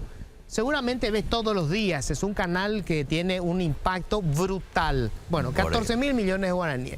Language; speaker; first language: Spanish; native; Spanish